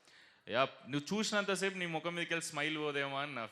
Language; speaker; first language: Telugu; native; Telugu